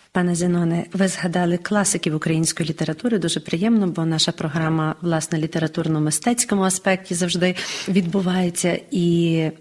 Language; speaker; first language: Ukrainian; native; Ukrainian